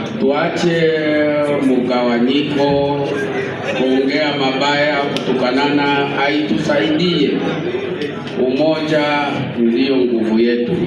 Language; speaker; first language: Swahili; native; Swahili